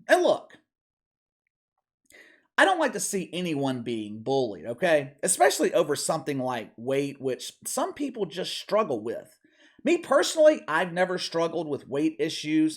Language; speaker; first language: English; native; English